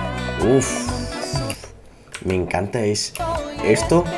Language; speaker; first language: Spanish; native; Spanish